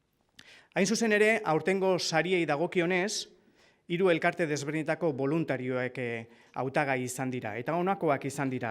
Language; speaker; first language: Basque; native; Basque